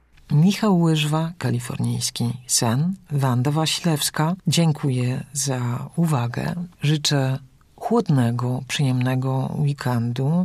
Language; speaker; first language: Polish; native; Polish